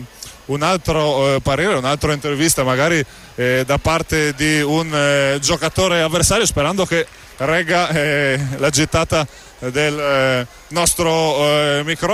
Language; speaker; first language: Italian; native; Italian